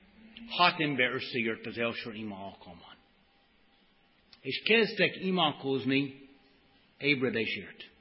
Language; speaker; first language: Hungarian; non-native, fluent; English